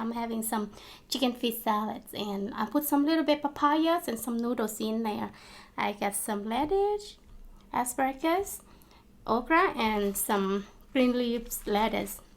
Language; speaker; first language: English; non-native, learner; Thai